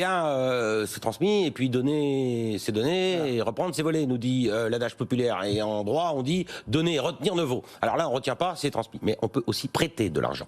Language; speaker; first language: French; native; French